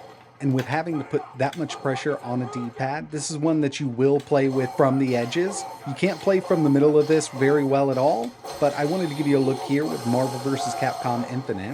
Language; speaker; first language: English; native; English